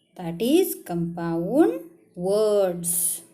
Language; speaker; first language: English; non-native, local second language; Marathi